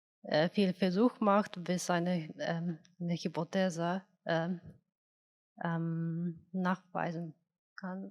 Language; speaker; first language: German; non-native, fluent; Japanese